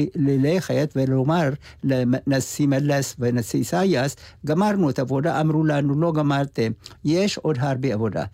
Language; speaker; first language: Hebrew; non-native, fluent; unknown